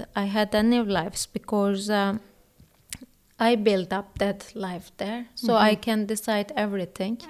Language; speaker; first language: English; non-native, learner; Turkish